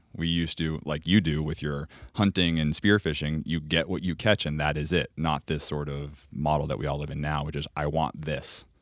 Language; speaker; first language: English; native; English